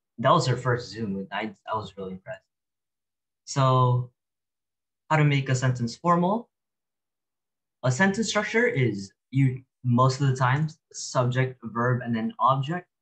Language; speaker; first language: English; early bilingual, other home language; Japanese